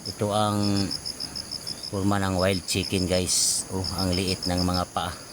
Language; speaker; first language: Filipino; non-native, local second language; Cebuano